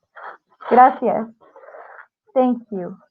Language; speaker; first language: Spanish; non-native, fluent; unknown